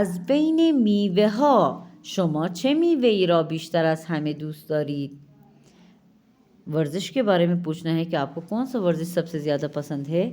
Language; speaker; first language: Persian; non-native, fluent; Urdu